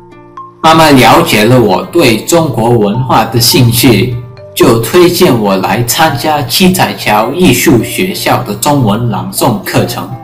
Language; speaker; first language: Chinese; early bilingual, heritage; English